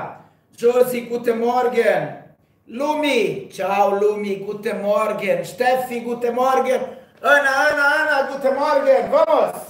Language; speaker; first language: German; non-native, fluent; Portuguese